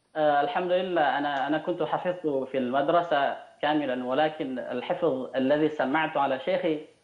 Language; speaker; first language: Arabic; non-native, fluent; Indonesian